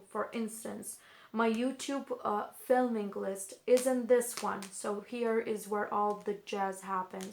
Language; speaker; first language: English; non-native, fluent; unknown